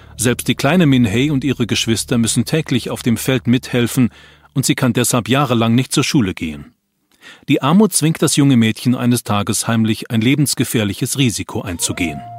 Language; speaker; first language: German; native; German